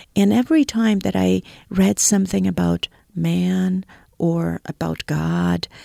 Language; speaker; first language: English; non-native, fluent; Portuguese